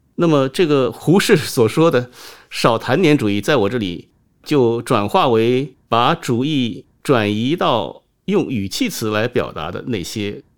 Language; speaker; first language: Chinese; non-native, local second language; Wu Chinese